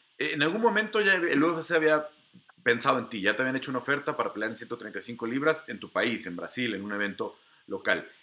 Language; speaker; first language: Spanish; native; Spanish